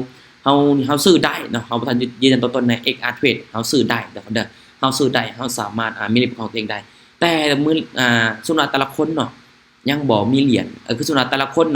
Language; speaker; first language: Thai; non-native, local second language; Lao